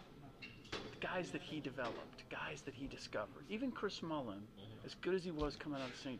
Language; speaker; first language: English; early bilingual, other home language; German